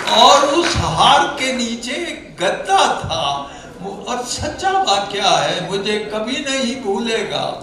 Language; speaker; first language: Urdu; non-native, local second language; Punjabi